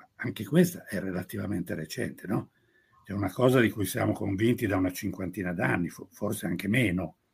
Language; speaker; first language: Italian; native; Italian